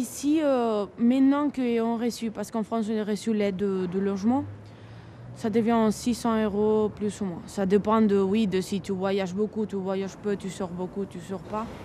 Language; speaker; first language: French; non-native, learner; Spanish